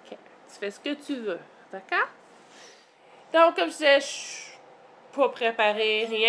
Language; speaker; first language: French; native; French